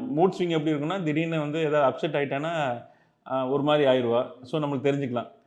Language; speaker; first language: Tamil; native; Tamil